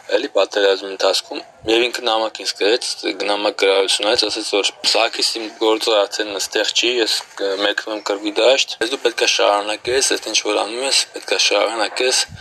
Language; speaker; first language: Armenian; early bilingual, heritage; Armenian